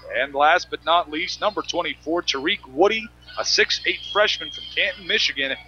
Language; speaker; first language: English; native; English